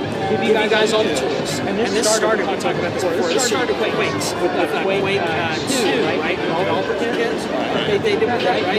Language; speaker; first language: English; native; English